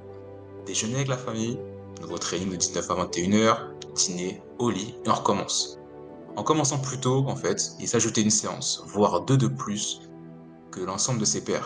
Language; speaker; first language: French; native; French